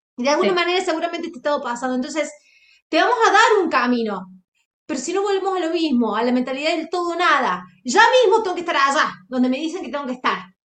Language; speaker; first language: Spanish; native; Spanish